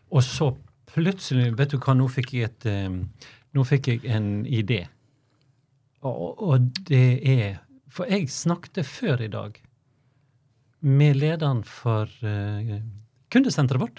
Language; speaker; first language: Norwegian; native; Norwegian